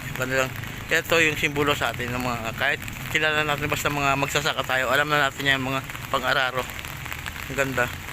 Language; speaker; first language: Filipino; non-native, local second language; Hiligaynon